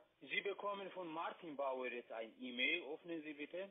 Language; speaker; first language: German; non-native, fluent; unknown